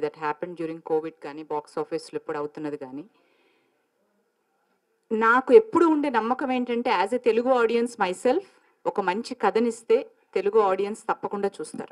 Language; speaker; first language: Telugu; native; Telugu